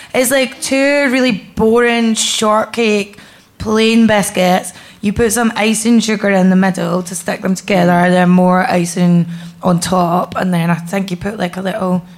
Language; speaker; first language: English; native; English